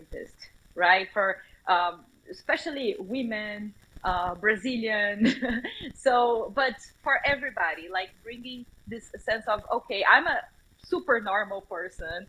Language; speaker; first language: English; non-native, fluent; Portuguese